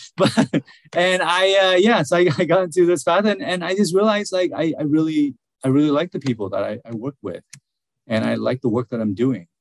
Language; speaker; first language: English; early bilingual, other home language; Vietnamese